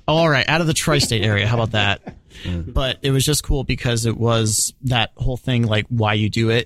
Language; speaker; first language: English; native; English